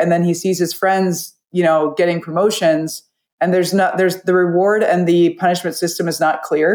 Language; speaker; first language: English; native; English